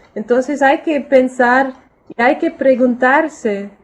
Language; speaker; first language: Spanish; non-native, fluent; German